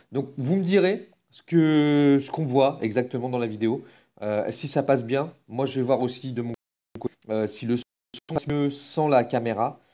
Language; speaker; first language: French; native; French